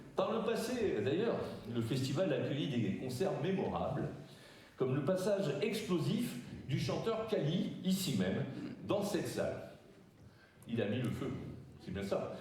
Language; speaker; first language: French; native; French